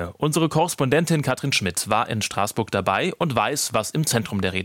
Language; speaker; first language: German; native; German